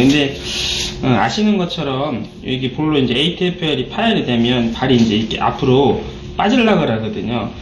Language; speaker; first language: Korean; native; Korean